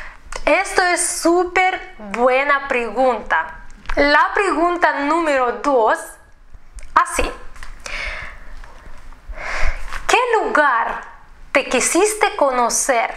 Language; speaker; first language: Spanish; non-native, fluent; Russian